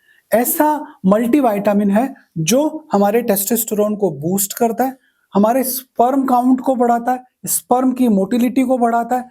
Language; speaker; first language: Hindi; native; Hindi